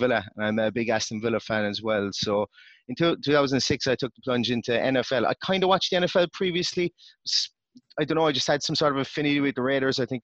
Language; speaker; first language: English; native; English